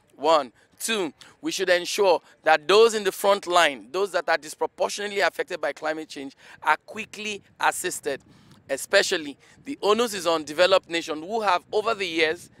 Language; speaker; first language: English; non-native, local second language; Igbo